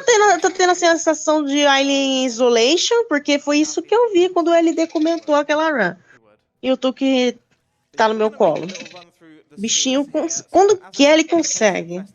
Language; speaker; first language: Portuguese; native; Portuguese